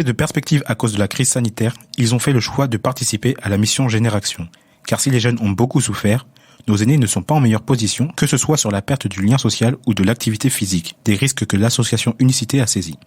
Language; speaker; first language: French; native; French